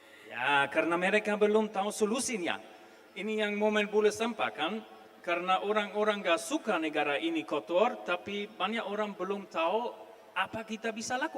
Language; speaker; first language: Indonesian; non-native, fluent; German